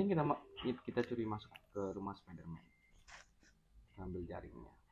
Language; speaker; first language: Indonesian; native; Indonesian